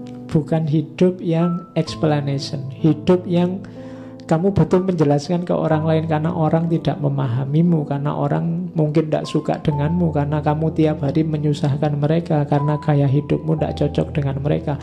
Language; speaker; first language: Indonesian; non-native, local second language; Javanese